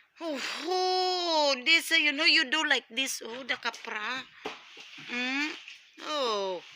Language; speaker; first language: English; non-native, learner; Hiligaynon